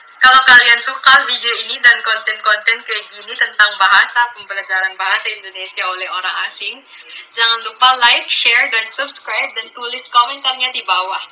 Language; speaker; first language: Indonesian; non-native, fluent; Filipino